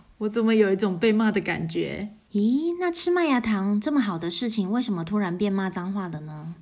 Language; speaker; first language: Chinese; native; Chinese